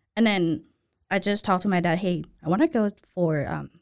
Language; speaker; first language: English; non-native, learner; Thai